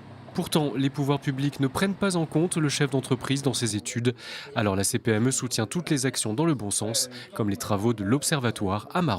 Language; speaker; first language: French; native; French